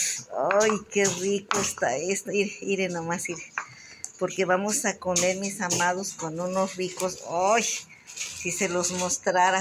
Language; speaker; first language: Spanish; native; Spanish